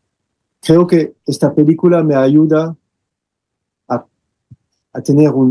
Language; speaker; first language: Spanish; non-native, fluent; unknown